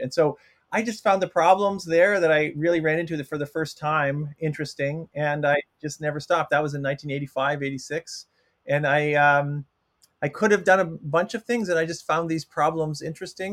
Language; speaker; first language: English; native; English